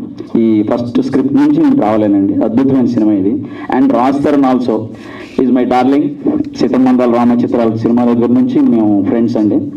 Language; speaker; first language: Telugu; native; Telugu